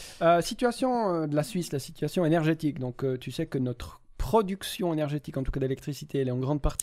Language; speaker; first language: French; native; French